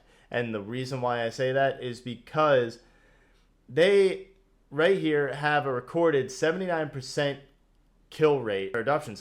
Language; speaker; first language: English; native; English